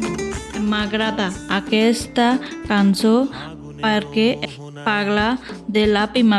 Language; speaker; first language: Catalan; non-native, learner; Bangla